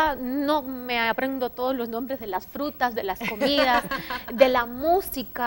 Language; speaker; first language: Spanish; native; Spanish